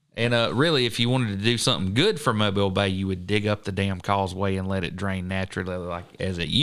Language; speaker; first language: English; native; English